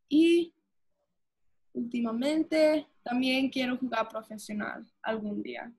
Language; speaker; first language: Spanish; early bilingual, heritage; English